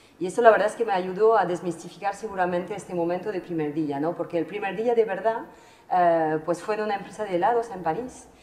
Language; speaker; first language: Spanish; non-native, fluent; French